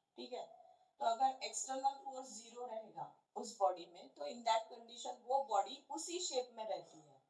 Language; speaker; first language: Hindi; non-native, local second language; Marathi